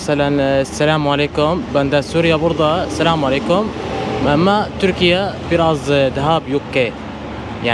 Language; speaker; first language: Turkish; non-native, learner; Arabic